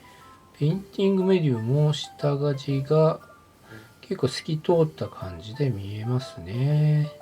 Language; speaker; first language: Japanese; native; Japanese